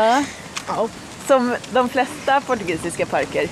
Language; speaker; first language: Swedish; native; Swedish